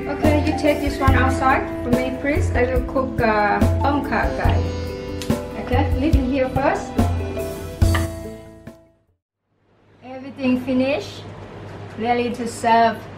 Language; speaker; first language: English; non-native, learner; Thai